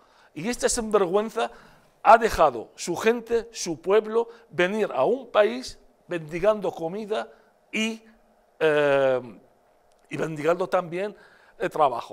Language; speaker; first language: Spanish; non-native, fluent; Arabic